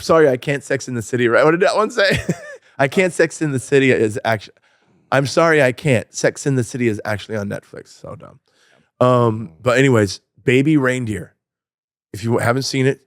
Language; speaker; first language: English; native; English